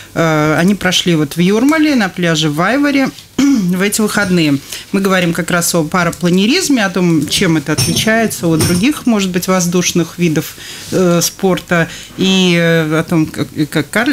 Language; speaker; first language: Russian; native; Russian